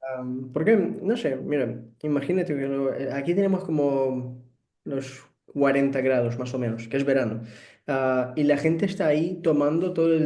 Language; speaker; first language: Spanish; non-native, fluent; Portuguese